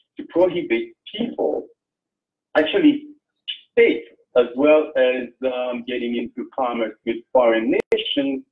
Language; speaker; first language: English; non-native, fluent; Haitian Creole